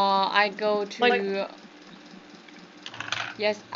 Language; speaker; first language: English; non-native, learner; Vietnamese